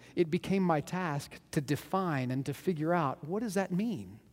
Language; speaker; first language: English; native; English